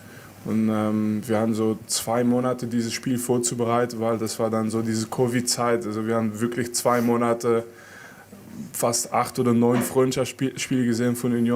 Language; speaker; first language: German; non-native, fluent; French